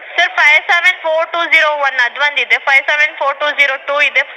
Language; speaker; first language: Kannada; native; Kannada